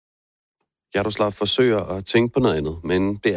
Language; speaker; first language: Danish; native; Danish